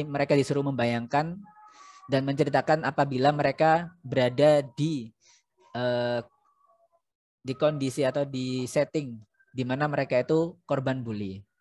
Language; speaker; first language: Indonesian; native; Indonesian